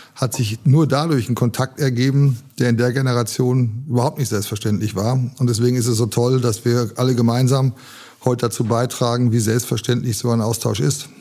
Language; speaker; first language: German; native; German